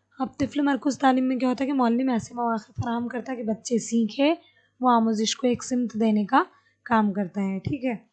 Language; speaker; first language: Urdu; native; Urdu